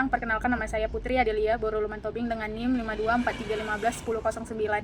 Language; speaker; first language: Indonesian; native; Indonesian